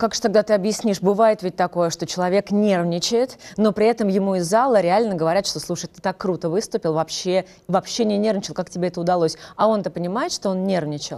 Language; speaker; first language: Russian; native; Russian